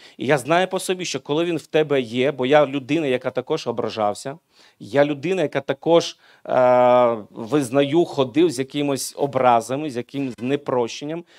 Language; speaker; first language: Ukrainian; non-native, local second language; Russian